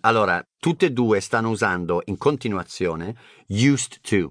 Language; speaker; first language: Italian; non-native, fluent; English